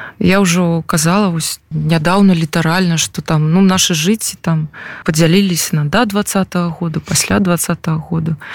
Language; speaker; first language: Belarusian; non-native, local second language; Russian